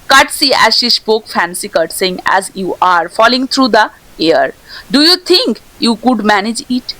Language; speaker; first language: English; non-native, local second language; Bangla